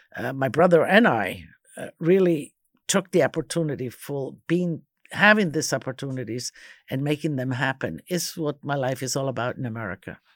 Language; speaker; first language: English; early bilingual, other home language; Croatian